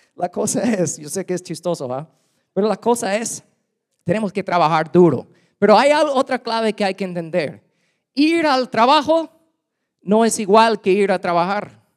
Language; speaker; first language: Spanish; non-native, fluent; English